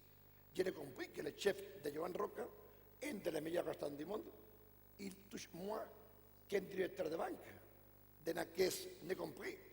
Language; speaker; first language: French; non-native, fluent; Catalan